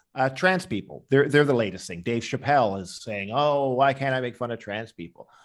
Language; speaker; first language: English; native; English